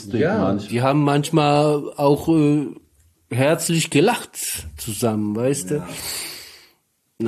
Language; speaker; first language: German; non-native, learner; Polish